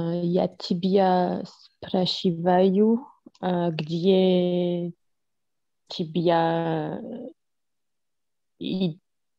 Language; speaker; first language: Russian; non-native, learner; French